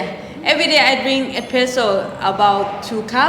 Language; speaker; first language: English; non-native, local second language; Thai